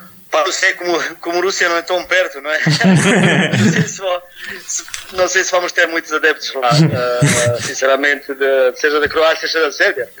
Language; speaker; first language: Portuguese; non-native, fluent; Serbian